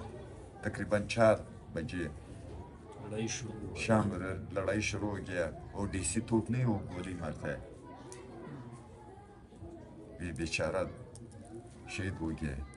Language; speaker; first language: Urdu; non-native, local second language; Pashto